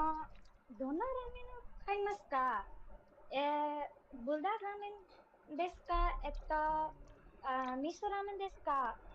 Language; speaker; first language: Japanese; non-native, learner; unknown